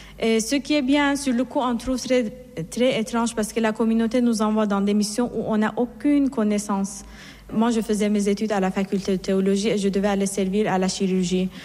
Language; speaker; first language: French; non-native, fluent; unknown